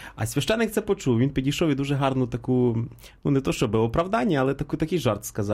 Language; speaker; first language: Ukrainian; native; Ukrainian